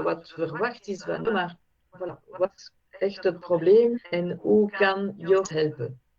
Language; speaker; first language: Dutch; non-native, fluent; French